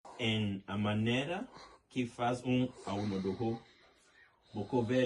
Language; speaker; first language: Portuguese; non-native, learner; English